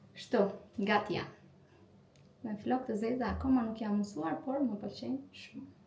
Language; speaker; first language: Albanian; native; Albanian